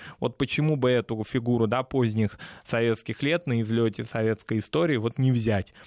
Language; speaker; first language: Russian; native; Russian